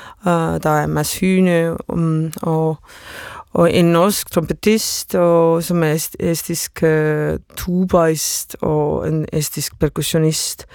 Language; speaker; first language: Danish; non-native, fluent; Estonian